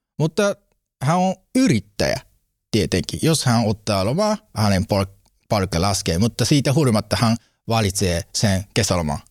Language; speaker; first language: Finnish; non-native, learner; Japanese